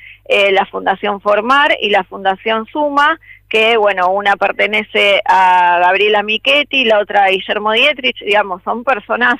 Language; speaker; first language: Spanish; native; Spanish